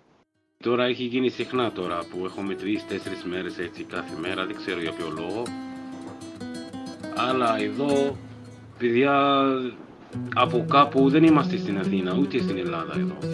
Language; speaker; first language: Greek; non-native, fluent; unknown